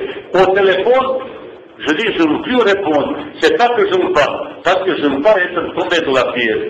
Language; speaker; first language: French; non-native, fluent; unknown